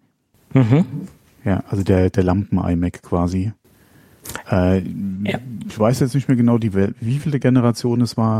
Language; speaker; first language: German; native; German